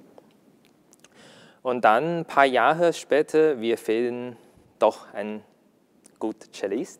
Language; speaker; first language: German; non-native, learner; Chinese